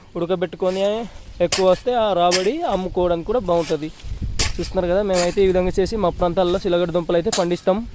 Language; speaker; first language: Telugu; non-native, local second language; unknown